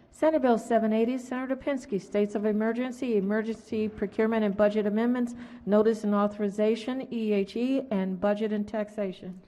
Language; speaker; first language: English; native; English